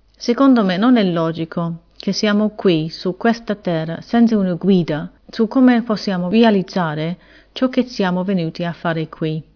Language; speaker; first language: Italian; non-native, fluent; English